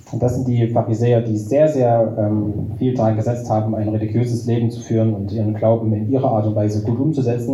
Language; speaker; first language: German; native; German